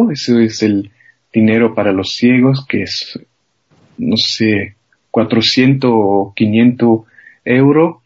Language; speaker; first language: Spanish; non-native, fluent; German